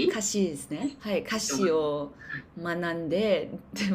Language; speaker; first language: Japanese; non-native, learner; English